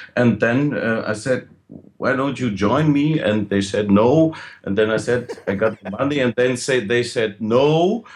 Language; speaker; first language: English; non-native, fluent; German